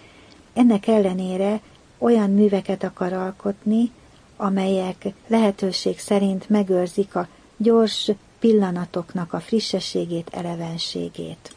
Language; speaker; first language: Hungarian; native; Hungarian